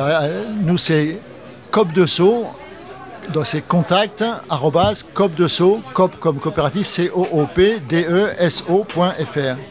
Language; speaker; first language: French; native; French